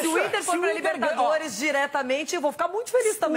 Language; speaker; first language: Portuguese; native; Portuguese